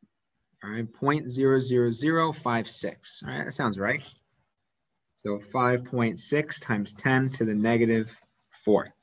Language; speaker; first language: English; native; English